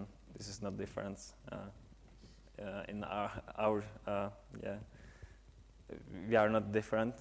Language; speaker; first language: English; non-native, fluent; Czech